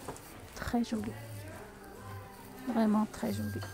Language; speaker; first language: French; non-native, local second language; Arabic